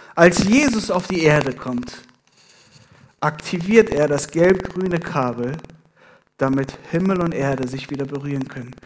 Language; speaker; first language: German; non-native, fluent; Persian